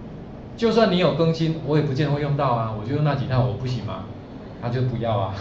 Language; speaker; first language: Chinese; native; Chinese